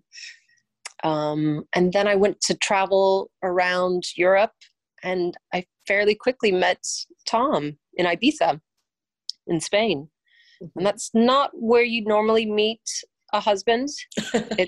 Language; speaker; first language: English; native; English